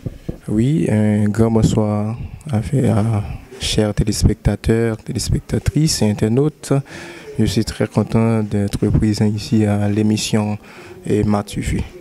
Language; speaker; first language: French; non-native, local second language; Haitian Creole